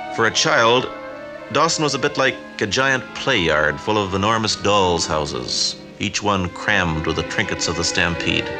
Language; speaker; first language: English; native; English